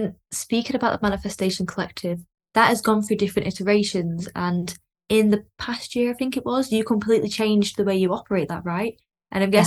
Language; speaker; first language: English; native; English